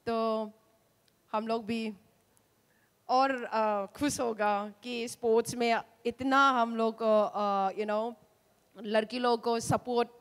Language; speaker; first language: Hindi; non-native, local second language; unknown